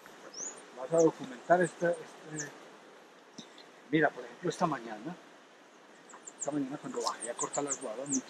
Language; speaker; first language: Spanish; native; Spanish